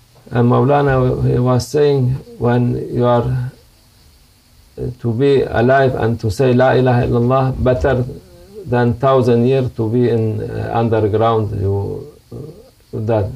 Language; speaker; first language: English; non-native, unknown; Turkish